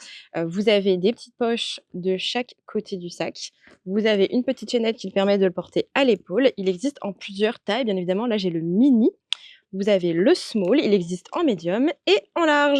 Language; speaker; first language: French; native; French